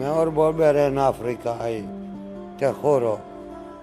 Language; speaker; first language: Spanish; non-native, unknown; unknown